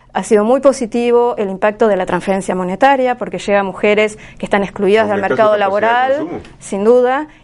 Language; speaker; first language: Spanish; native; Spanish